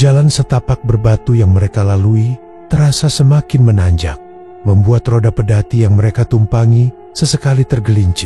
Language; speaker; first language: Indonesian; native; Indonesian